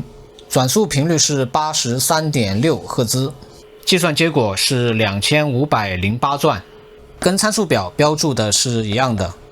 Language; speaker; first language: Chinese; native; Chinese